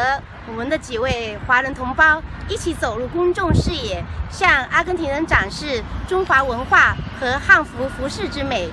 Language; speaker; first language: Chinese; native; Chinese